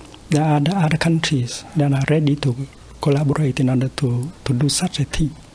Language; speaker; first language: English; non-native, fluent; Vietnamese